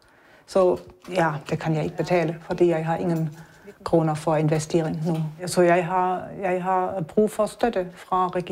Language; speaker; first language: Danish; non-native, learner; German